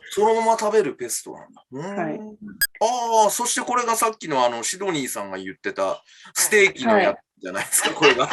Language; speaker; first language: Japanese; native; Japanese